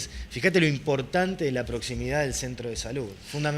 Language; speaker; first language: Spanish; native; Spanish